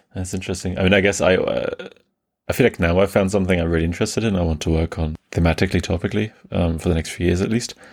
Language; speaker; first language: English; early bilingual, other home language; German